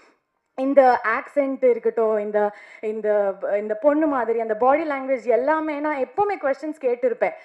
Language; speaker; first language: Tamil; non-native, learner; Kannada